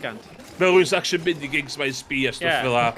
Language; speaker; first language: Welsh; native; Welsh